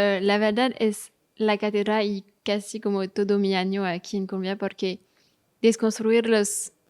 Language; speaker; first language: Spanish; non-native, fluent; French